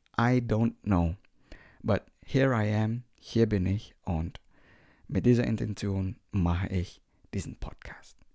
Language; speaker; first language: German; non-native, fluent; Indonesian